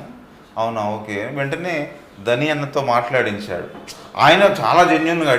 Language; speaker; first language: Telugu; native; Telugu